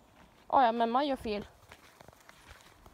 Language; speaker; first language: Swedish; native; Swedish